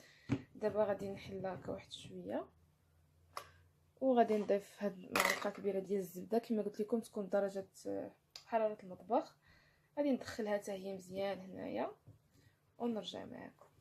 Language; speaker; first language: Arabic; native; Arabic